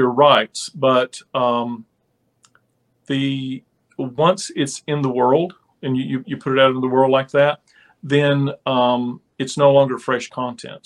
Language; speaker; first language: English; native; English